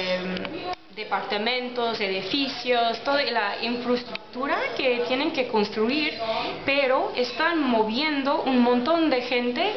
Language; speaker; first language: Spanish; non-native, learner; English